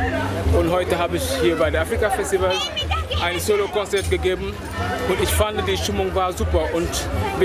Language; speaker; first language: German; non-native, fluent; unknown